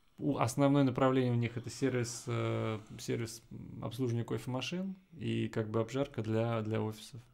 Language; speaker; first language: Russian; native; Russian